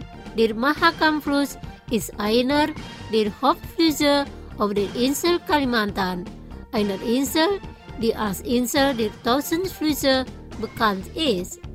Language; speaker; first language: German; non-native, fluent; Indonesian